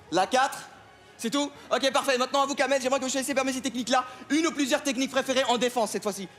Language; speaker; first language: French; non-native, fluent; Arabic